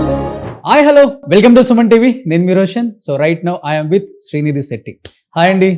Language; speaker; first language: Telugu; native; Telugu